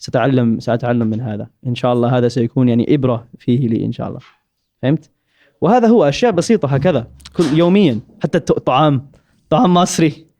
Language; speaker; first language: Arabic; non-native, learner; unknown